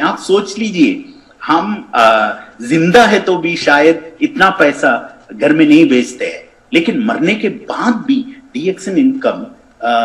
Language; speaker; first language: Hindi; non-native, fluent; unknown